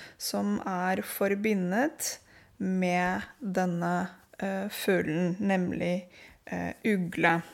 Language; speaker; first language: Norwegian; non-native, fluent; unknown